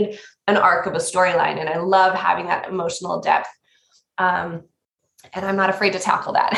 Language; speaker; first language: English; native; English